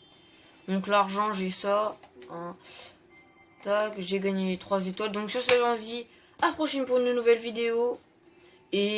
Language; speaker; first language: French; native; French